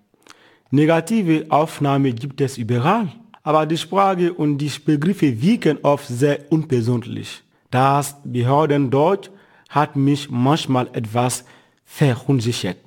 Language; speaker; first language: German; non-native, fluent; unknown